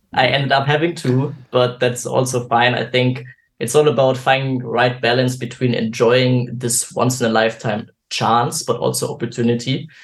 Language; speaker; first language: English; non-native, fluent; German